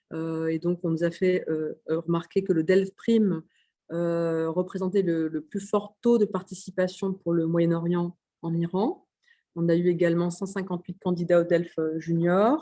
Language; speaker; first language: French; native; French